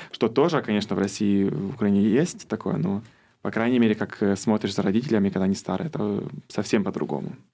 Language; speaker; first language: Russian; early bilingual, heritage; Russian